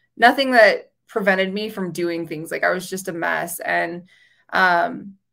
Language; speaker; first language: English; native; English